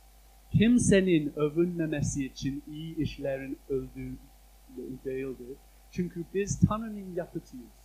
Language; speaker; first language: Turkish; non-native, fluent; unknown